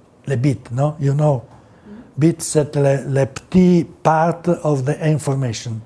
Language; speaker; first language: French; non-native, learner; Italian